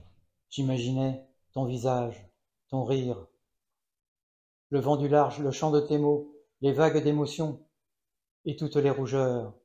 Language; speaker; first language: French; native; French